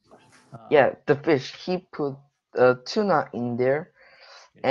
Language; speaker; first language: English; non-native, learner; Korean